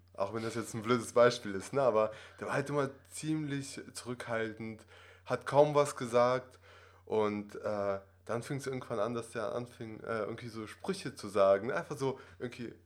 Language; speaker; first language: German; early bilingual, other home language; Russian